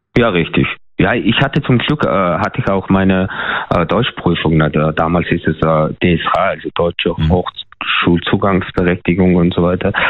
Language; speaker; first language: German; non-native, fluent; Mongolian